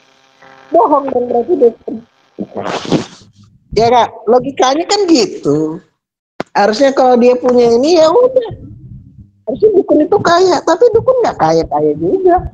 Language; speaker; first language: Indonesian; native; Indonesian